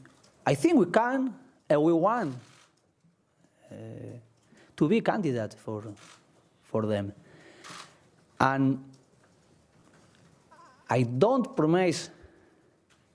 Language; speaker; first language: English; non-native, learner; Spanish